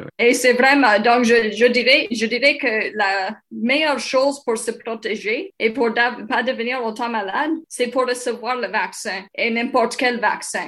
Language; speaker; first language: French; non-native, local second language; English